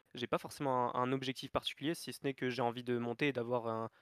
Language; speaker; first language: French; native; French